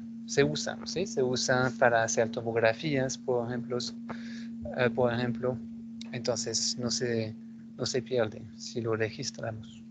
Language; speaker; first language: Spanish; non-native, fluent; French